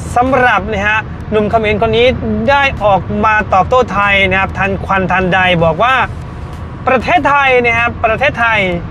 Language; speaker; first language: Thai; native; Thai